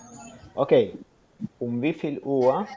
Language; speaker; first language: German; non-native, fluent; Spanish